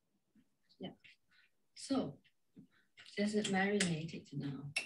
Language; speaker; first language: English; non-native, fluent; Chinese